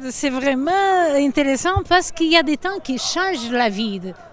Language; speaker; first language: French; early bilingual, heritage; Portuguese